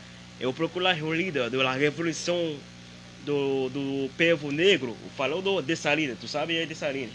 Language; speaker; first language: Portuguese; non-native, learner; Haitian Creole